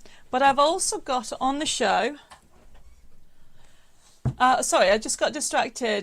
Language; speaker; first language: English; native; English